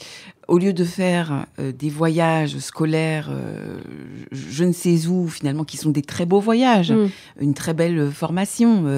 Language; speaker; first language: French; native; French